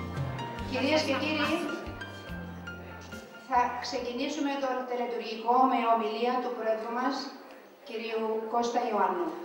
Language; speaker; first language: Greek; native; Greek